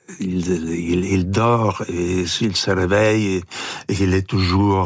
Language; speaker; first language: French; non-native, fluent; Italian